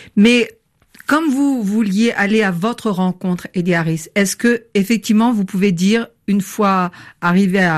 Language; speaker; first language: French; native; French